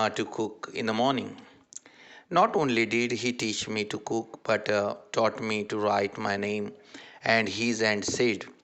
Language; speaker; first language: English; non-native, local second language; Marathi